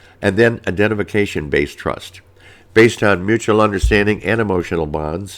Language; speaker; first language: English; native; English